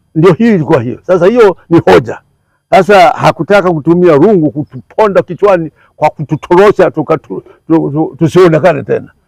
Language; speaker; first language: Swahili; non-native, local second language; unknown